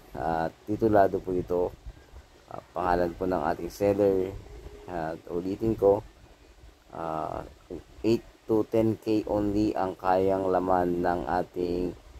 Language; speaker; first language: Filipino; non-native, local second language; Iloko